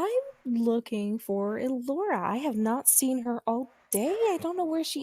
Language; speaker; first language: English; native; English